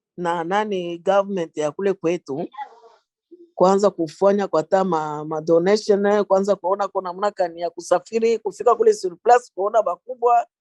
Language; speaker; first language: Swahili; native; Swahili